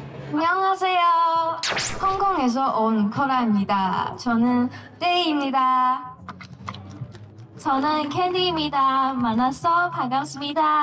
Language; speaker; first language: Korean; non-native, learner; Cantonese